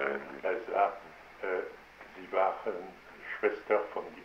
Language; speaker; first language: German; non-native, learner; French